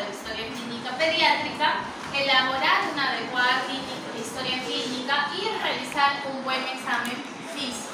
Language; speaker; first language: Spanish; native; Spanish